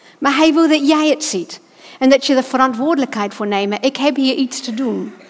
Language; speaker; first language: Dutch; non-native, fluent; English